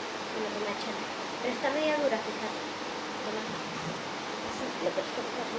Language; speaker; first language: Spanish; native; Spanish